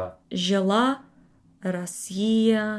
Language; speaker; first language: Russian; non-native, learner; English